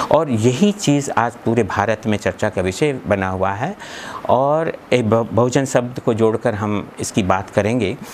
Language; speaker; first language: Hindi; native; Hindi